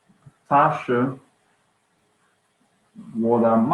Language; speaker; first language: Chinese; non-native, learner; Swedish